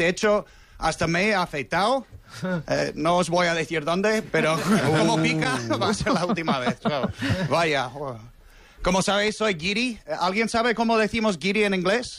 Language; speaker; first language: Spanish; non-native, fluent; English